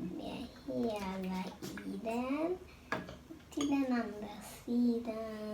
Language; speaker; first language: Swedish; early bilingual, other home language; Thai